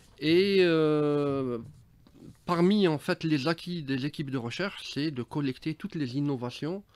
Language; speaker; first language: French; non-native, local second language; Arabic